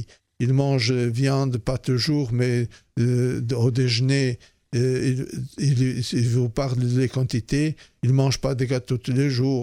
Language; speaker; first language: French; non-native, fluent; Portuguese